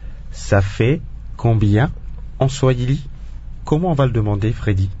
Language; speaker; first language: French; non-native, local second language; Kongo